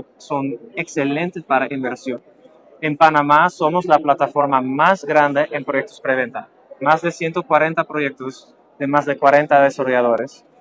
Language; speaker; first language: Spanish; non-native, fluent; Dutch